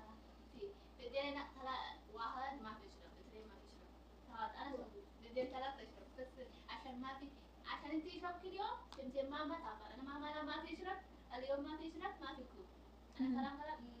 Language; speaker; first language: Arabic; non-native, learner; Cebuano